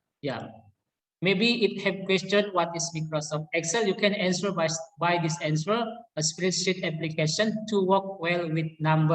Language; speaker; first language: English; non-native, learner; Indonesian